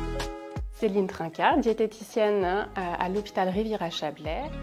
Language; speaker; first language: French; native; French